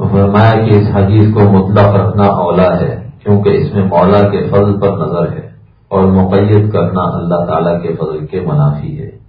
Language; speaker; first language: Urdu; native; Urdu